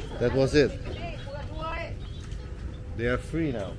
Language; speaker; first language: English; non-native, learner; Turkish